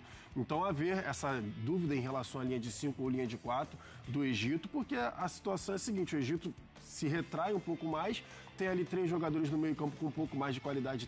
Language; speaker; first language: Portuguese; native; Portuguese